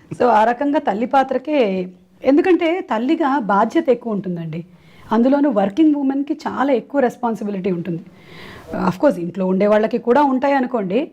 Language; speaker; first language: Telugu; non-native, local second language; Malayalam